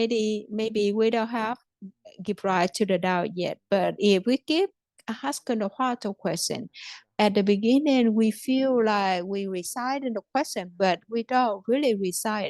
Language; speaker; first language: English; non-native, fluent; Vietnamese